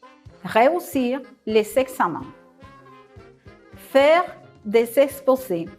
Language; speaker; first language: French; non-native, fluent; Spanish